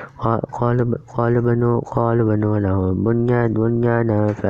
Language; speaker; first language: Arabic; non-native, learner; Indonesian